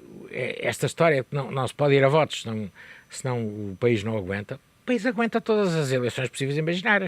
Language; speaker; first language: Portuguese; native; Portuguese